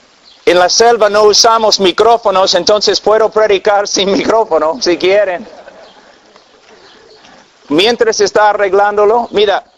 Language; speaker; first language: Spanish; non-native, fluent; English